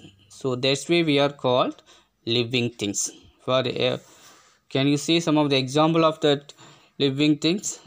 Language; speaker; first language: English; non-native, local second language; Tamil